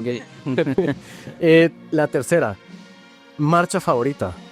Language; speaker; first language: Spanish; native; Spanish